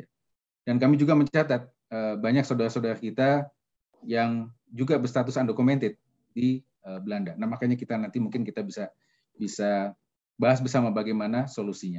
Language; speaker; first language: Indonesian; native; Indonesian